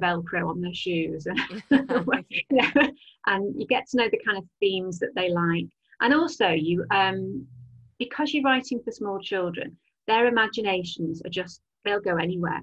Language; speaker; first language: English; native; English